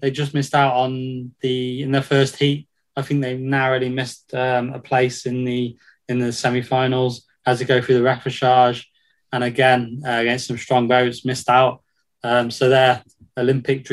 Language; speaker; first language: English; native; English